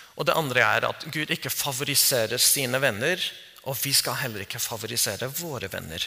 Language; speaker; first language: Norwegian; non-native, fluent; English